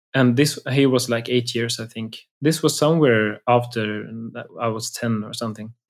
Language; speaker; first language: English; non-native, fluent; Swedish